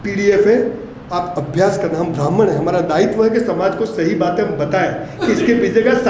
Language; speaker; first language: Hindi; non-native, local second language; Gujarati